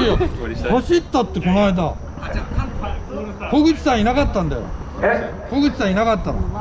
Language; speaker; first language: Japanese; native; Japanese